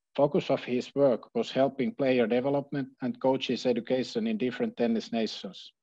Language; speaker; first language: English; non-native, fluent; Finnish